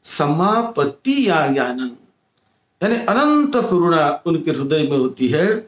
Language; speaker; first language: Hindi; non-native, local second language; Marathi